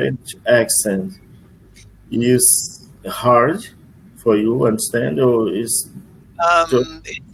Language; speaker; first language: English; non-native, learner; Portuguese